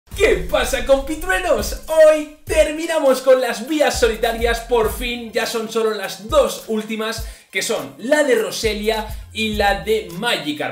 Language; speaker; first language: Spanish; native; Spanish